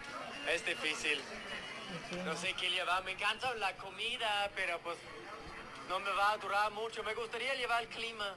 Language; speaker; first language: Spanish; non-native, fluent; Danish